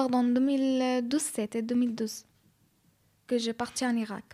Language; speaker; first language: French; non-native, learner; Arabic